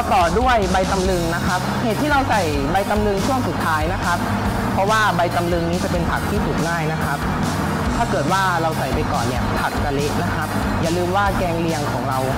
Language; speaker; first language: Thai; native; Thai